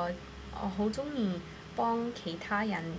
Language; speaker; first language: Cantonese; non-native, learner; English